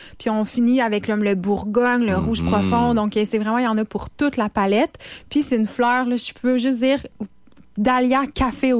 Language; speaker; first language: French; native; French